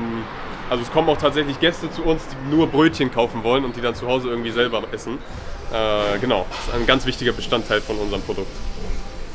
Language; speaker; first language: German; native; German